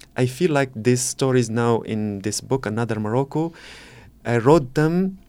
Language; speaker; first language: English; non-native, fluent; Arabic